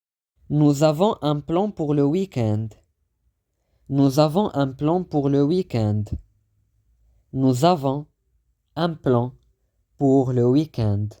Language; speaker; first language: French; non-native, fluent; Arabic